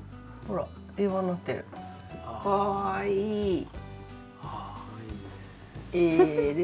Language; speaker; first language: French; non-native, learner; Japanese